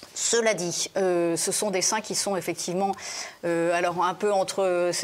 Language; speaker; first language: French; native; French